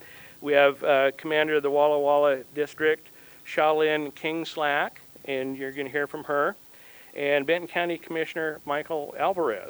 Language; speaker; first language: English; native; English